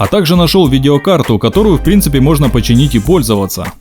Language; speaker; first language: Russian; native; Russian